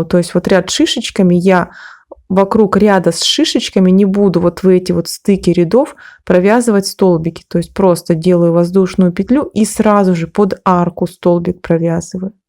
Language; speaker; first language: Russian; native; Russian